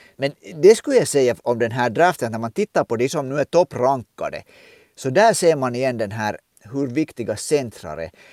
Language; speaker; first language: Swedish; native; Swedish